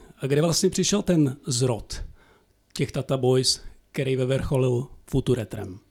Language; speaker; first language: Czech; native; Czech